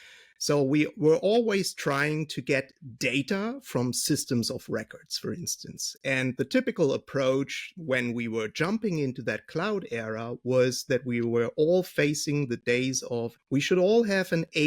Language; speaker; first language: English; non-native, fluent; German